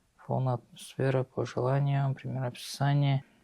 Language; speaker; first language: Russian; non-native, local second language; Kazakh